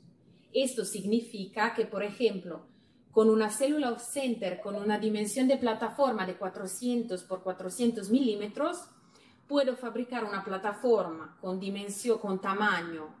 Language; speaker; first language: Spanish; non-native, fluent; Italian